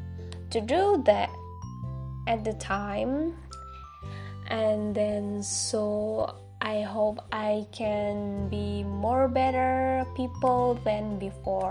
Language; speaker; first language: English; non-native, learner; Indonesian